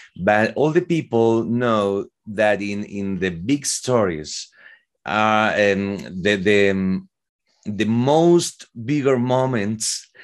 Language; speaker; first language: English; non-native, fluent; Spanish